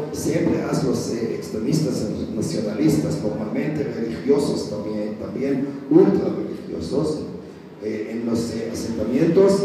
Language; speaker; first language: Spanish; non-native, learner; Hebrew